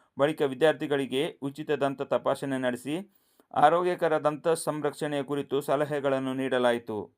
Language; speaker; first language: Kannada; non-native, local second language; Kodava